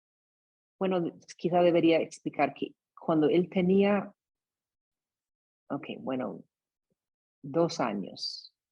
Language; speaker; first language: Spanish; non-native, fluent; English